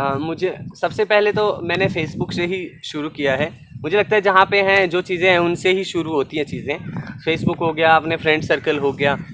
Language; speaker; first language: Hindi; native; Hindi